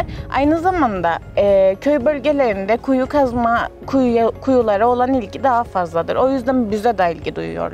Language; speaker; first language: Turkish; native; Turkish